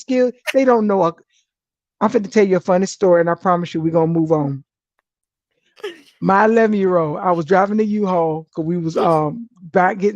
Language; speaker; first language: English; native; English